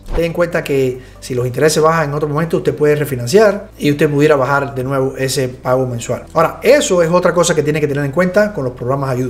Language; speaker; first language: Spanish; native; Spanish